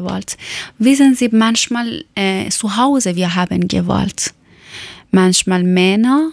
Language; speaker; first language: German; non-native, fluent; Persian